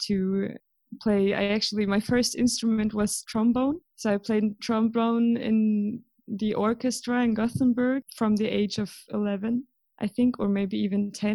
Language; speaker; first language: English; non-native, fluent; Swedish